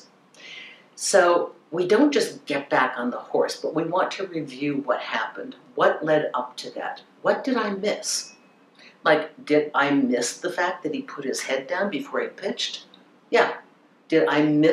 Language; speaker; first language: English; native; English